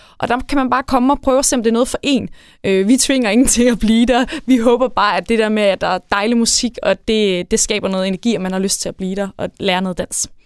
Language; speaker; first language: Danish; native; Danish